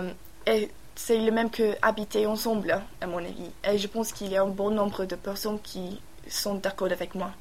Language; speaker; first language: French; non-native, learner; English